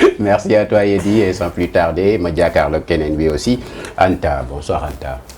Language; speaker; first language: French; non-native, local second language; Wolof